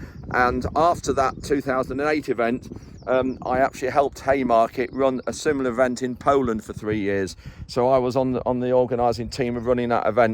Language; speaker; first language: English; native; English